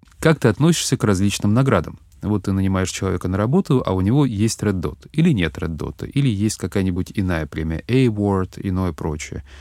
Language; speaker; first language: Russian; native; Russian